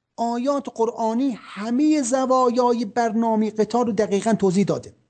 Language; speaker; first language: Persian; native; Persian